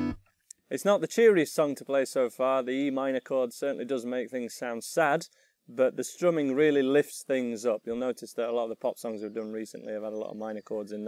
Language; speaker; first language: English; native; English